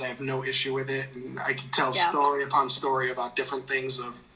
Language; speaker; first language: English; native; English